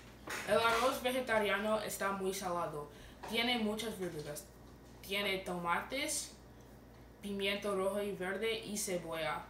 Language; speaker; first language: Spanish; non-native, learner; English